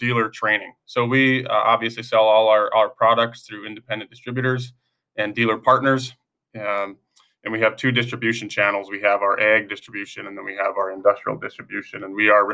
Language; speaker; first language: English; native; English